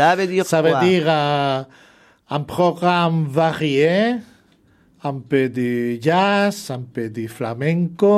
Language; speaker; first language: French; non-native, fluent; Spanish